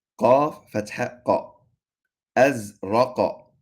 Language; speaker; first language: Arabic; non-native, fluent; English